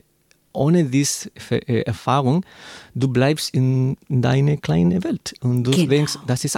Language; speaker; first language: German; non-native, learner; Spanish